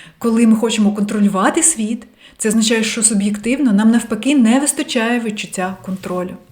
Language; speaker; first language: Ukrainian; non-native, local second language; Russian